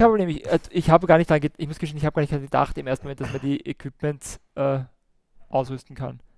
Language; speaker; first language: German; native; German